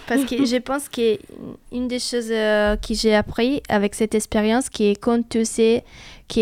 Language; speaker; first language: French; non-native, fluent; Italian